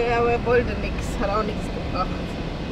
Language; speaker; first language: German; native; German